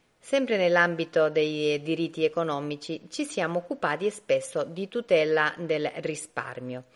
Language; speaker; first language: Italian; non-native, fluent; Spanish